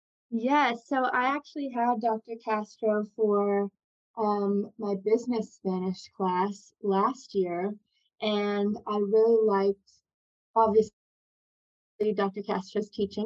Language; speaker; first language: English; native; English